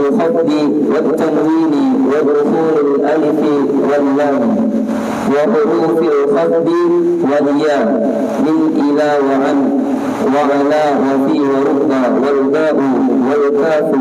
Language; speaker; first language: Arabic; non-native, learner; Indonesian